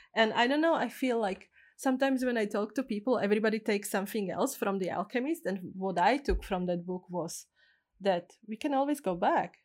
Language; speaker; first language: English; non-native, fluent; Czech